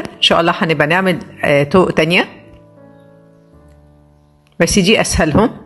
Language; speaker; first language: Arabic; native; Arabic